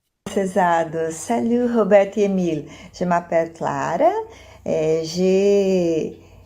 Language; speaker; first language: French; non-native, learner; Portuguese